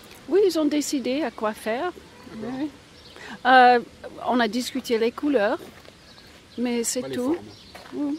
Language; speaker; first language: French; non-native, learner; English